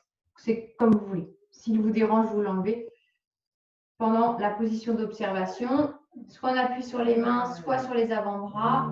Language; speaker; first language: French; native; French